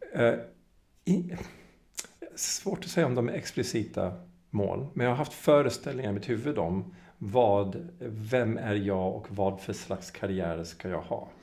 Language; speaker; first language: Swedish; native; Swedish